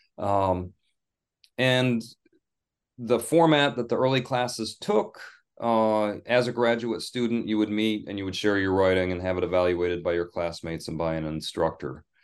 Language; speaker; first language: English; native; English